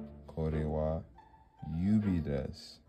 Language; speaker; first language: Japanese; non-native, learner; English